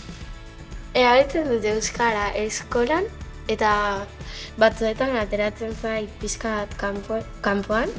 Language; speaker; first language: Basque; early bilingual, other home language; Wolof